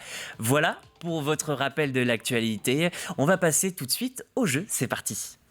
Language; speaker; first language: French; native; French